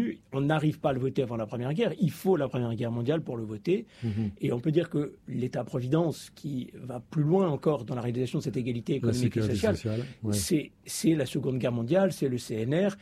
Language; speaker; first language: French; native; French